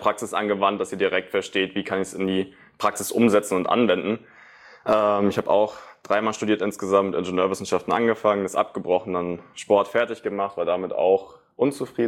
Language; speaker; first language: German; native; German